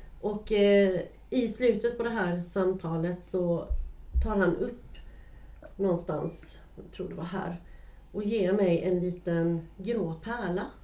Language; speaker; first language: Swedish; native; Swedish